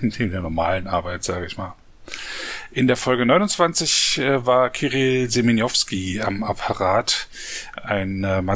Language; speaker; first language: German; native; German